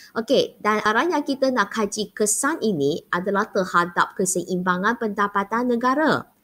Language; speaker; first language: Malay; non-native, local second language; Chinese